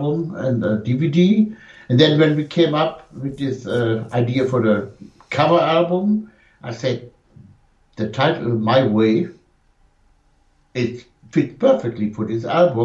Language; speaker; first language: English; non-native, fluent; German